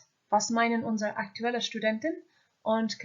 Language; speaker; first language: German; non-native, fluent; English